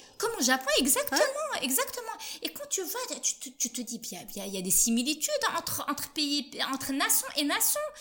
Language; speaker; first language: French; non-native, local second language; Arabic